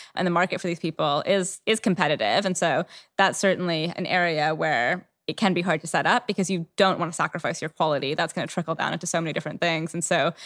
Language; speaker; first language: English; native; English